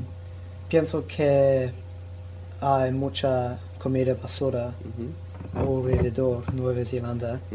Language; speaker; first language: Spanish; non-native, learner; English